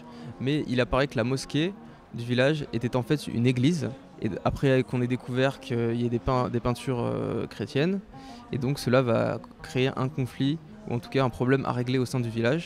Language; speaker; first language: French; native; French